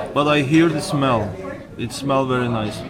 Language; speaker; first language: English; non-native, learner; Turkish